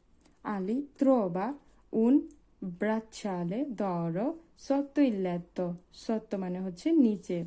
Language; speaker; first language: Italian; non-native, fluent; Bangla